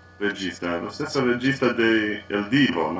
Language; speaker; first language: Italian; non-native, learner; English